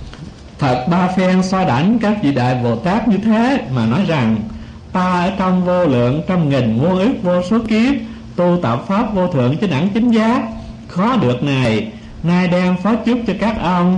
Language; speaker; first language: Vietnamese; native; Vietnamese